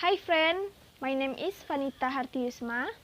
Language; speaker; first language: English; non-native, learner; Indonesian